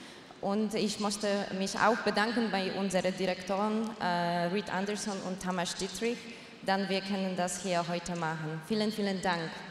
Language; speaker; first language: German; non-native, fluent; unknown